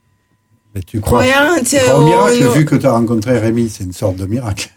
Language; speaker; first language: French; native; French